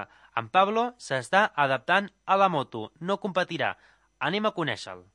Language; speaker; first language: Catalan; native; Catalan